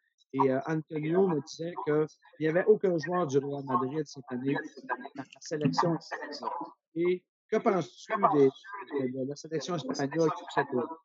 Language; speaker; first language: French; native; French